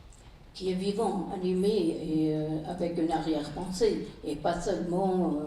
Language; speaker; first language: French; non-native, fluent; German